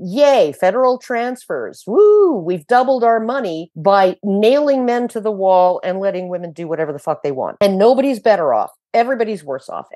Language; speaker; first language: English; native; English